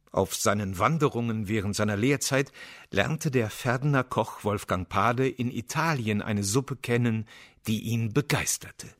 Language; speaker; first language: German; native; German